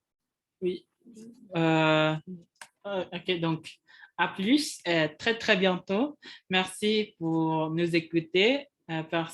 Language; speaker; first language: French; non-native, fluent; Indonesian